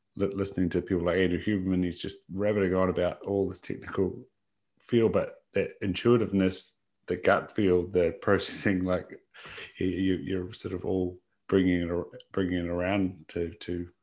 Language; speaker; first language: English; native; English